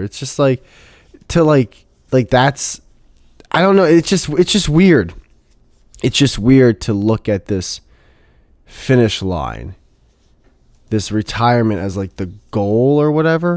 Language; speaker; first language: English; native; English